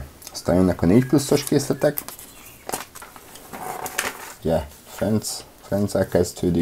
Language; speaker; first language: Hungarian; native; Hungarian